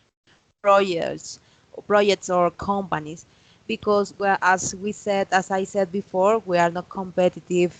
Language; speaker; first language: English; non-native, learner; Spanish